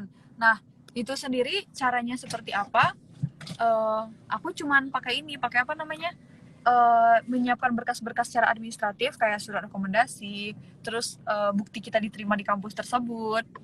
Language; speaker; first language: Indonesian; native; Indonesian